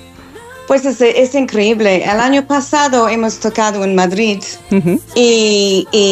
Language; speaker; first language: Spanish; non-native, learner; English